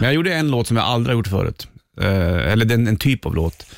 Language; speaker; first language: Swedish; native; Swedish